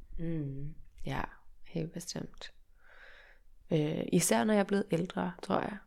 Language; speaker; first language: Danish; early bilingual, heritage; Danish